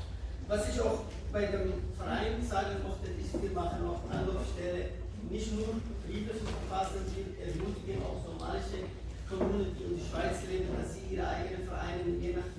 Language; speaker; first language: German; non-native, fluent; Somali